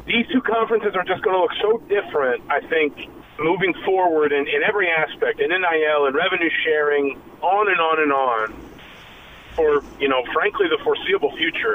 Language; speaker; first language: English; native; English